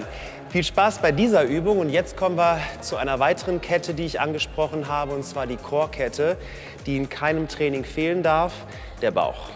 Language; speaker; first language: German; native; German